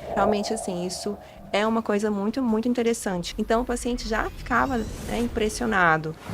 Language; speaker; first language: Portuguese; early bilingual, other home language; Spanish